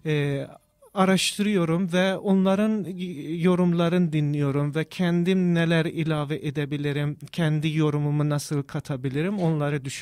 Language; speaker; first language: Turkish; non-native, fluent; Persian